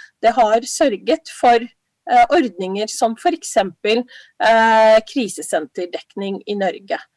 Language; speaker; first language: Norwegian; early bilingual, other home language; Somali